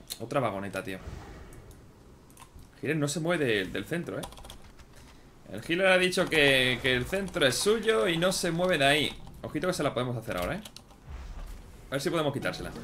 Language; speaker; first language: Spanish; native; Spanish